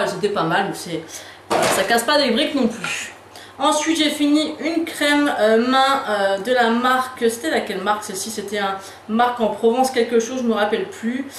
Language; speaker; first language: French; native; French